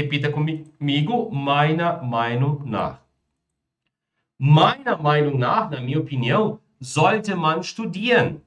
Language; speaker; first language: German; non-native, fluent; Portuguese